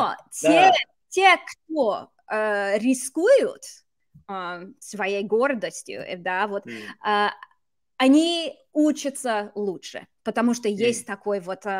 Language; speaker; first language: Russian; non-native, fluent; English